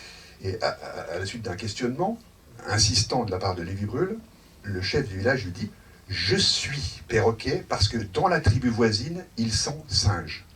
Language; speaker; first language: French; native; French